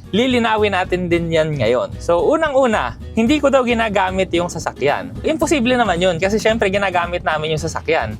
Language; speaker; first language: Filipino; native; Filipino